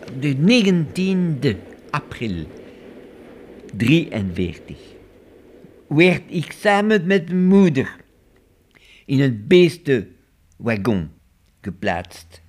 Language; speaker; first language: Dutch; non-native, local second language; French